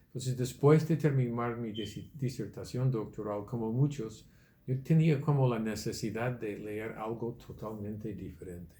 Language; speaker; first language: Spanish; non-native, fluent; English